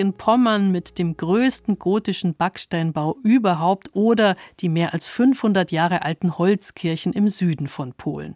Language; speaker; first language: German; native; German